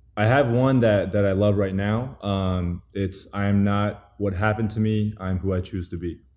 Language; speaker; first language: English; early bilingual, other home language; Chinese